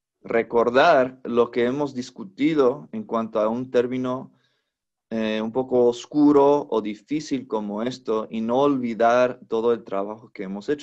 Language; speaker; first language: Spanish; non-native, fluent; English